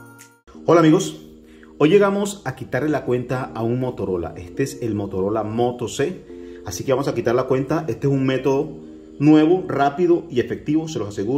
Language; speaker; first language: Spanish; native; Spanish